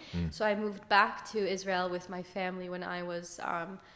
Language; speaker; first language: English; early bilingual, other home language; Hebrew